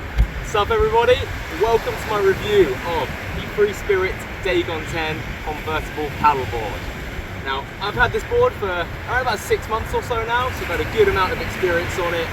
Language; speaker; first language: English; native; English